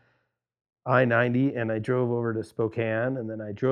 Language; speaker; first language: English; native; English